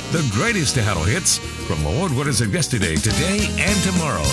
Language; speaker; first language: English; native; English